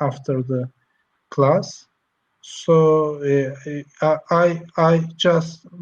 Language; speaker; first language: English; non-native, learner; Turkish